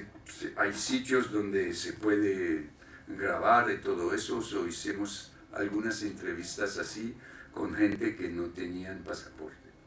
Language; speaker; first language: Spanish; non-native, fluent; French